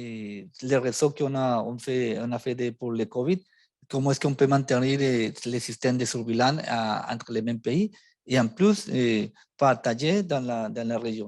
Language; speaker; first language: French; non-native, fluent; Spanish